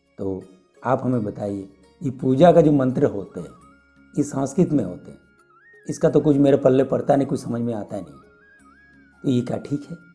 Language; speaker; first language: Hindi; non-native, local second language; Bangla